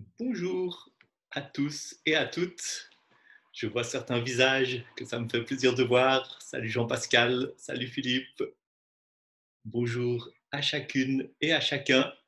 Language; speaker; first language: French; native; French